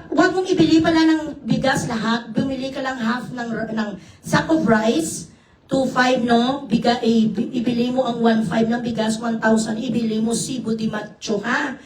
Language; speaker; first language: Filipino; non-native, local second language; Hiligaynon